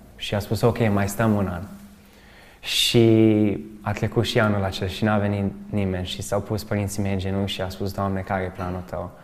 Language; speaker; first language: Romanian; early bilingual, other home language; English